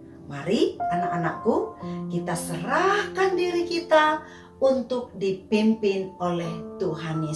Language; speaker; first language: Indonesian; native; Indonesian